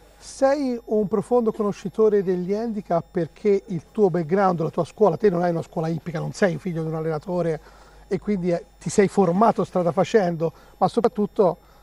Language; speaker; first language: Italian; native; Italian